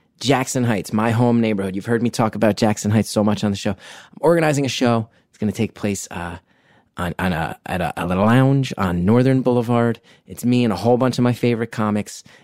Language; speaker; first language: English; native; English